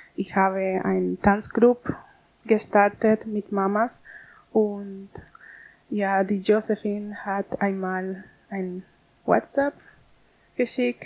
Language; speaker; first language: German; non-native, learner; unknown